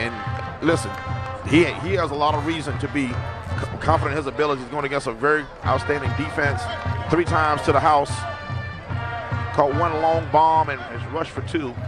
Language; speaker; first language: English; native; English